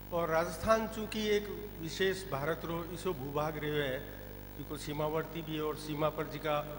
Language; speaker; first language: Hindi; non-native, local second language; Rajasthani